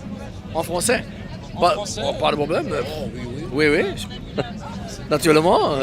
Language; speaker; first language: French; non-native, learner; German